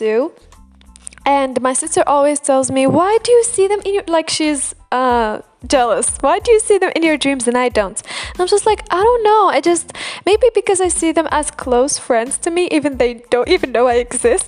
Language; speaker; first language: English; non-native, fluent; Arabic